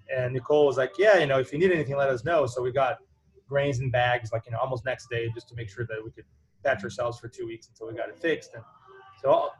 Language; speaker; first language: English; non-native, fluent; Portuguese